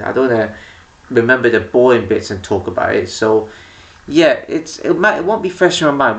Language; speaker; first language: English; native; English